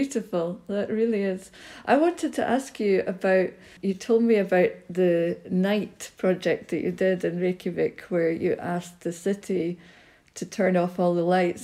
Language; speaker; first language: English; native; English